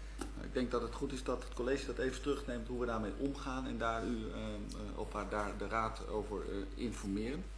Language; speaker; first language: Dutch; native; Dutch